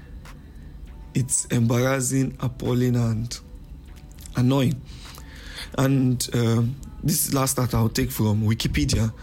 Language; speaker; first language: English; non-native, local second language; Yoruba